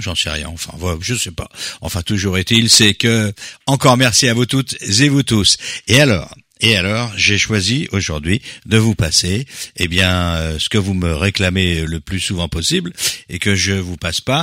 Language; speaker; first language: French; native; French